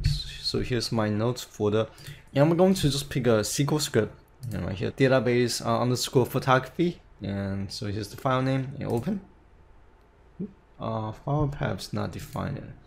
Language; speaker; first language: English; non-native, fluent; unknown